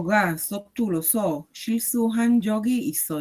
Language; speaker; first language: Korean; non-native, learner; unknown